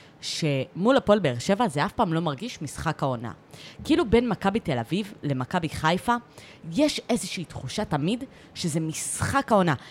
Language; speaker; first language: Hebrew; native; Hebrew